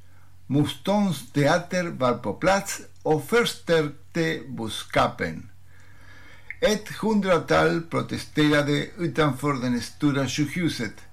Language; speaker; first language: Swedish; non-native, fluent; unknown